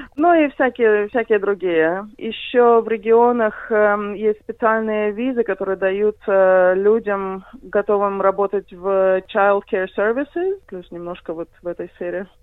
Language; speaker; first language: Russian; early bilingual, heritage; Russian